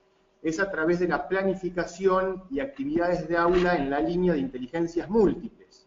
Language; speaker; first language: Spanish; native; Spanish